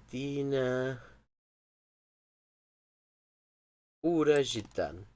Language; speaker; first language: Arabic; non-native, learner; English